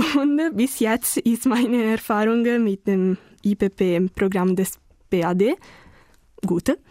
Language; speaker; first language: German; non-native, learner; Italian